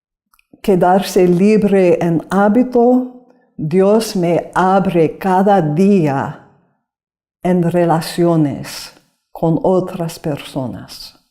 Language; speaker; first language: Spanish; non-native, learner; English